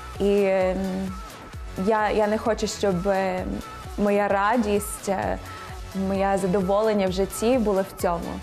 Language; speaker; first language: Ukrainian; non-native, fluent; English